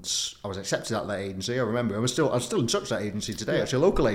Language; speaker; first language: English; native; English